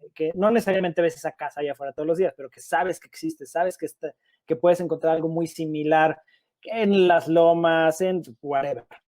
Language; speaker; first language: Spanish; native; Spanish